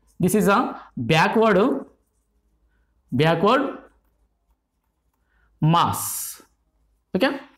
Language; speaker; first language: English; non-native, local second language; Telugu